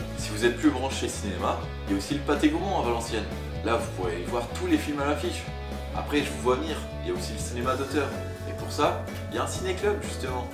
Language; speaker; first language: French; native; French